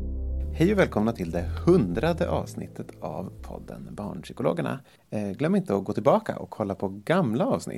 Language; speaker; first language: Swedish; native; Swedish